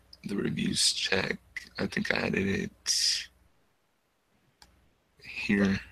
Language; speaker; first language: English; native; English